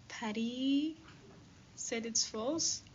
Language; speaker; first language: English; non-native, fluent; Persian